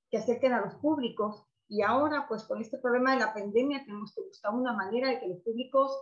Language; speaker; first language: Spanish; native; Spanish